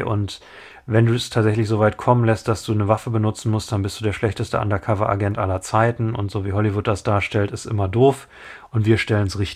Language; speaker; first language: German; native; German